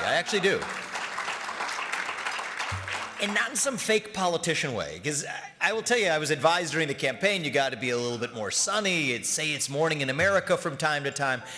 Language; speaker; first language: English; native; English